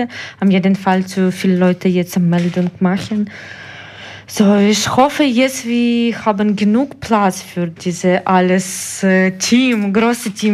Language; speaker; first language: German; non-native, learner; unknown